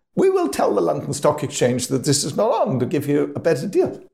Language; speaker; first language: English; non-native, fluent; German